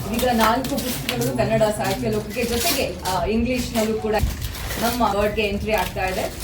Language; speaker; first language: Kannada; native; Kannada